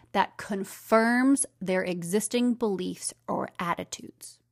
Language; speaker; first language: English; native; English